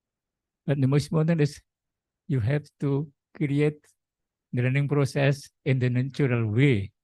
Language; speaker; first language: English; non-native, learner; Indonesian